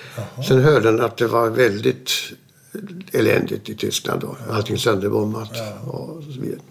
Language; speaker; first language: Swedish; early bilingual, other home language; German